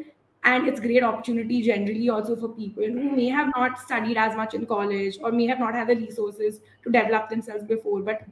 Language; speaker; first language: English; non-native, local second language; Gujarati